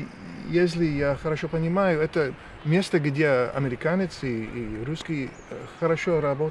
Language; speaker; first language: Russian; non-native, learner; English